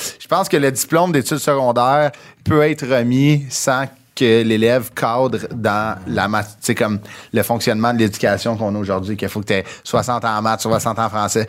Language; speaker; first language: French; native; French